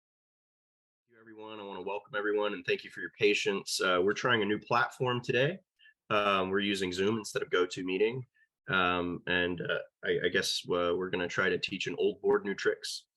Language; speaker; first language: English; native; English